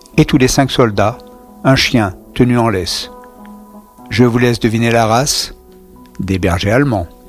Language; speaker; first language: French; native; French